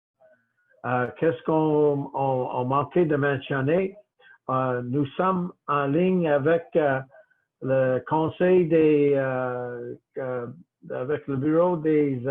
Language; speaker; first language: French; non-native, local second language; English